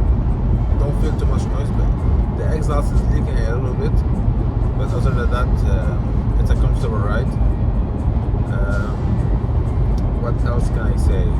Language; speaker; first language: English; non-native, fluent; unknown